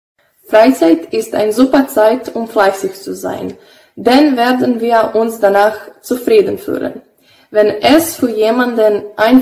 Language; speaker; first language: German; non-native, learner; Croatian